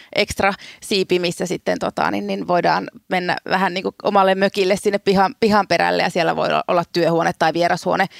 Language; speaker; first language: Finnish; native; Finnish